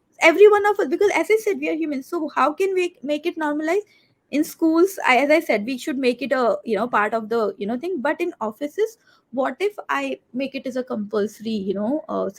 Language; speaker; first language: English; non-native, local second language; Hindi